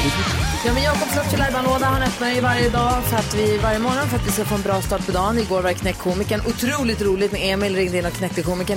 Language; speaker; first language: Swedish; native; Swedish